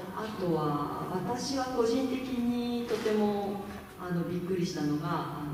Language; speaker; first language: Japanese; native; Japanese